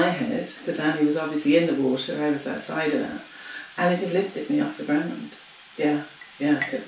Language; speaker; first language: English; native; English